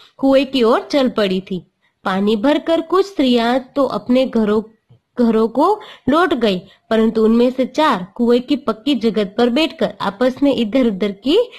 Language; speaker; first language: Hindi; non-native, local second language; Gujarati